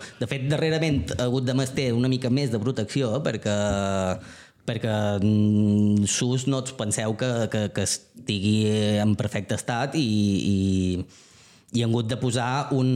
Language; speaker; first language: Catalan; native; Catalan